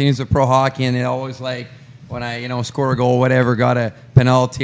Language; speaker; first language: English; non-native, fluent; French